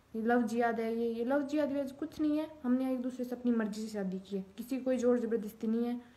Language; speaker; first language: Hindi; native; Hindi